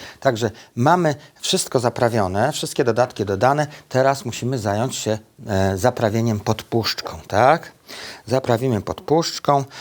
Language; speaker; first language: Polish; native; Polish